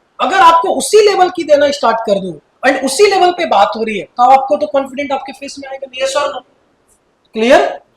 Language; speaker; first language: Hindi; native; Hindi